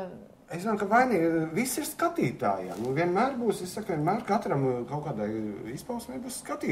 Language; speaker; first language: Latvian; native; Latvian